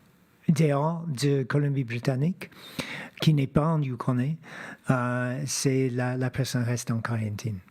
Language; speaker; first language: French; non-native, fluent; English